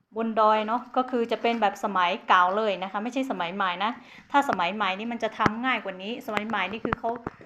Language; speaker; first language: Thai; non-native, local second language; Hmong